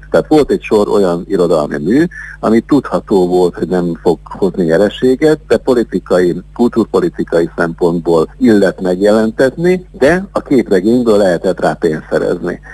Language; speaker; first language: Hungarian; native; Hungarian